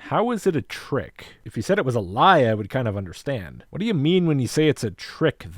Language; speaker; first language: English; native; English